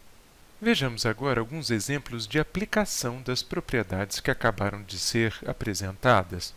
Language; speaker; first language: Portuguese; native; Portuguese